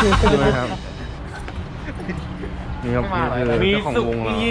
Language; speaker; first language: Thai; native; Thai